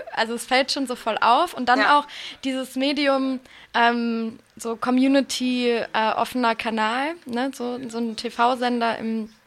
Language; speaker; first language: German; native; German